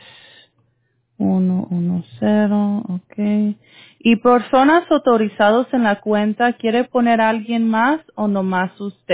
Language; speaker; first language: Spanish; early bilingual, heritage; Spanish